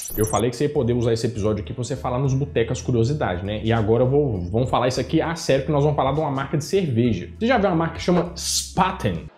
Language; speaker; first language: Portuguese; native; Portuguese